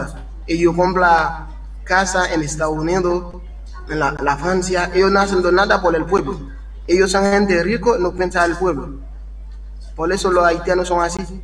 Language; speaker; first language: Spanish; non-native, learner; Haitian Creole